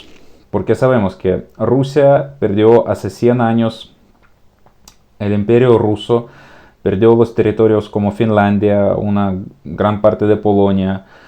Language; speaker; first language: Spanish; non-native, fluent; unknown